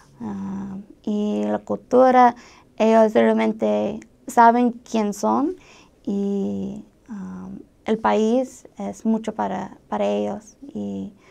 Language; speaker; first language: Spanish; non-native, fluent; English